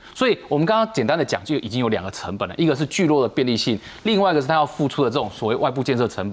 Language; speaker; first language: Chinese; native; Chinese